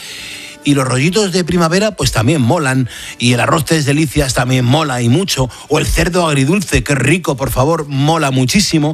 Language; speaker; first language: Spanish; native; Spanish